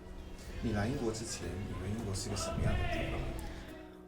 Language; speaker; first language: Chinese; non-native, fluent; English